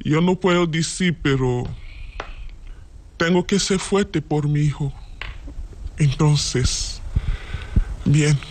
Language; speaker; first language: Spanish; non-native, learner; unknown